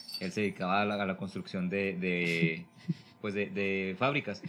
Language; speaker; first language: Spanish; native; Spanish